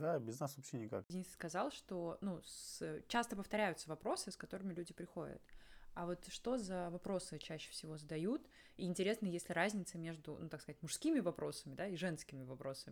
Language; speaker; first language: Russian; native; Russian